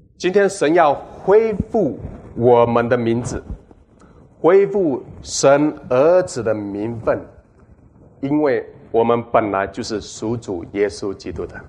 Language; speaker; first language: Chinese; non-native, local second language; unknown